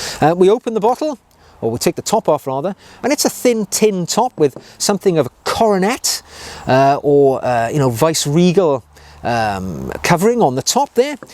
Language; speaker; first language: English; native; English